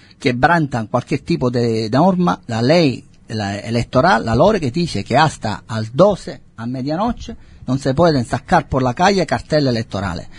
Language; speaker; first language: Spanish; non-native, fluent; Italian